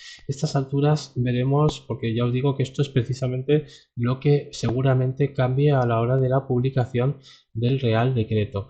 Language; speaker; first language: Spanish; native; Spanish